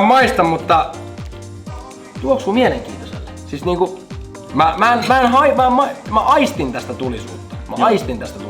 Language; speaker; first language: Finnish; native; Finnish